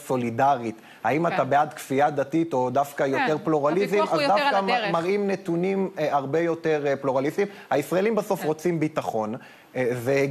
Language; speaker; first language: Hebrew; native; Hebrew